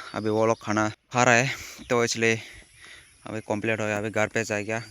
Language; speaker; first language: Hindi; non-native, local second language; Kok Borok